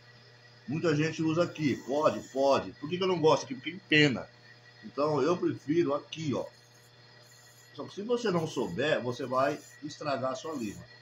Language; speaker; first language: Portuguese; native; Portuguese